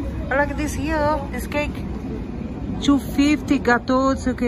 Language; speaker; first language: English; non-native, learner; Portuguese